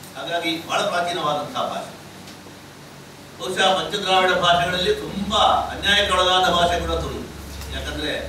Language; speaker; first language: Kannada; non-native, local second language; Tulu